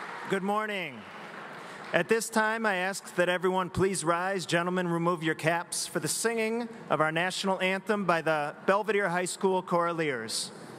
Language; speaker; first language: English; native; English